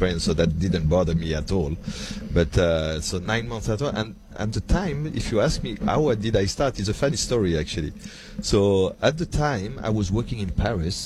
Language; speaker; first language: English; non-native, fluent; French